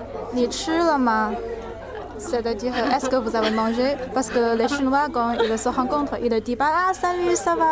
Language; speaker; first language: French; non-native, learner; Chinese